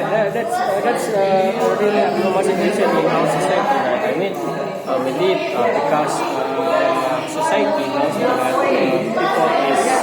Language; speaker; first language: English; non-native, learner; Indonesian